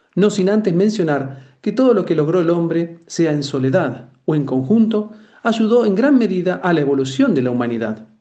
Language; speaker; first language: Spanish; native; Spanish